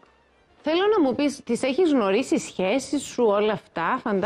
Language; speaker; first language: Greek; native; Greek